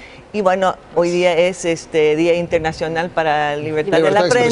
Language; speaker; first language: Spanish; non-native, fluent; English